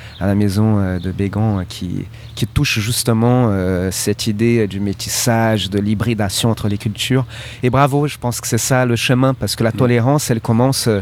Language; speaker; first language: French; non-native, fluent; Portuguese